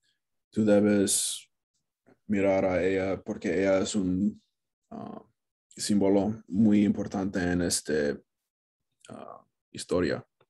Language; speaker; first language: Spanish; non-native, learner; English